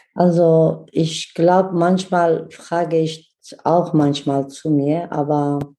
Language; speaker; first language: German; non-native, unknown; Kurdish